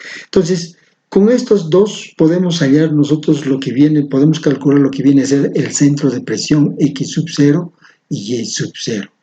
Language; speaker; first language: Spanish; native; Spanish